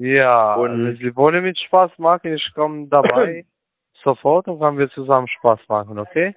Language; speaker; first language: German; non-native, learner; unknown